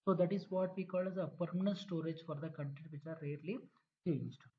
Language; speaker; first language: English; non-native, local second language; Kannada